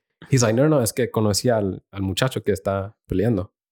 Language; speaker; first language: Spanish; early bilingual, heritage; Spanish